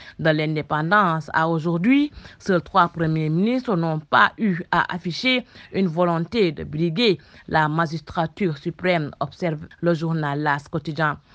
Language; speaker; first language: French; non-native, local second language; Wolof